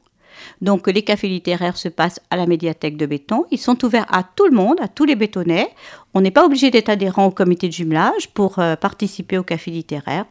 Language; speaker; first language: French; native; French